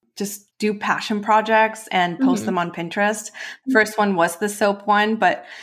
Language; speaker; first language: English; non-native, fluent; Spanish